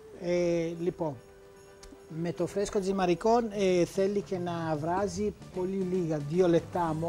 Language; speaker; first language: Greek; non-native, learner; Italian